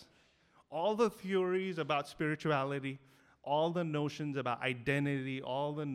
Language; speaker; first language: English; non-native, local second language; Hindi